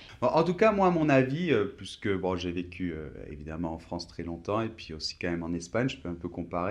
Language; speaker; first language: French; native; French